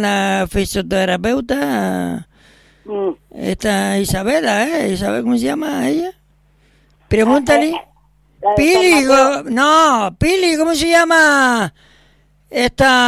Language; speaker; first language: Spanish; native; Spanish